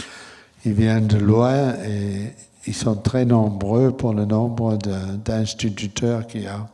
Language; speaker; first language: French; non-native, fluent; German